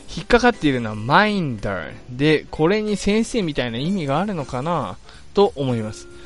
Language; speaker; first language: Japanese; non-native, fluent; English